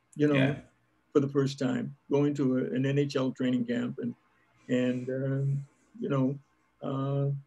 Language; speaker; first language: English; native; English